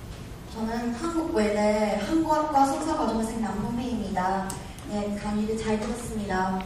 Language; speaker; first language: Korean; non-native, fluent; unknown